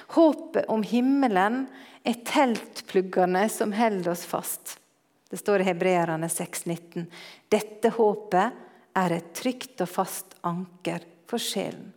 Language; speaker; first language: Norwegian; native; Norwegian